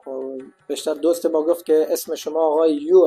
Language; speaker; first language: Persian; native; Persian